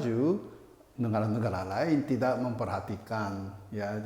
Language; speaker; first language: Indonesian; non-native, fluent; Japanese